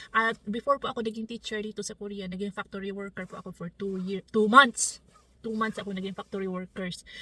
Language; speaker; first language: Filipino; non-native, local second language; Cebuano